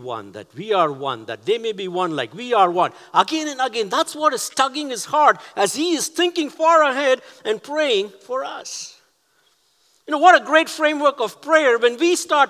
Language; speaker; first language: English; non-native, local second language; Tamil